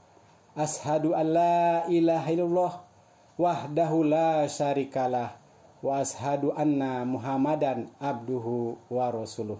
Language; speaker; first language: Indonesian; native; Indonesian